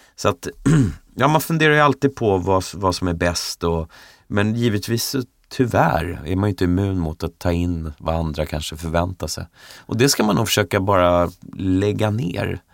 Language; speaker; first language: Swedish; native; Swedish